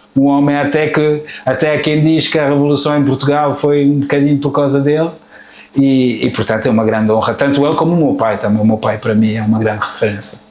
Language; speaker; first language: Portuguese; early bilingual, heritage; Portuguese